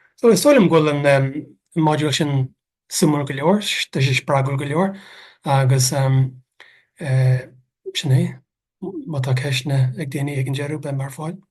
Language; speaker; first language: Irish; native; Irish